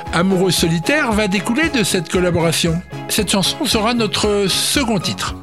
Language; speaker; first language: French; native; French